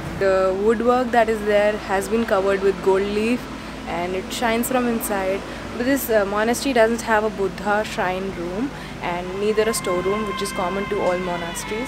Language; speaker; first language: Hindi; native; Hindi